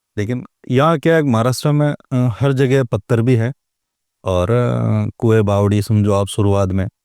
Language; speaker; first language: Hindi; non-native, local second language; Marwari